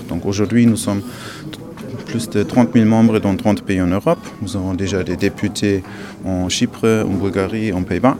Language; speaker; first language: French; non-native, fluent; German